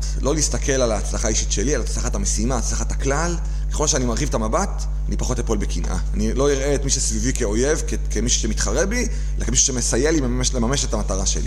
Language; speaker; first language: Hebrew; native; Hebrew